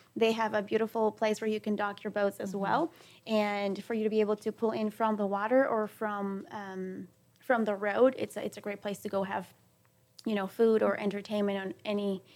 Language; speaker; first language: English; non-native, fluent; Spanish